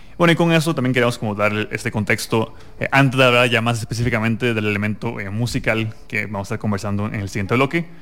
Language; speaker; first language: Spanish; native; Spanish